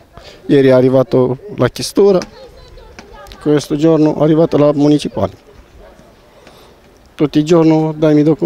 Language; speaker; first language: Italian; non-native, learner; Romanian